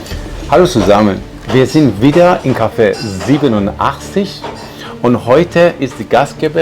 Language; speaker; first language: German; non-native, fluent; Persian